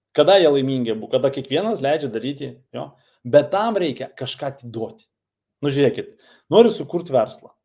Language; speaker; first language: Lithuanian; non-native, local second language; Russian